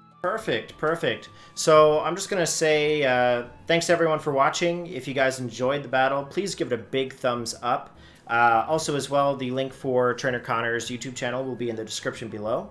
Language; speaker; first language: English; native; English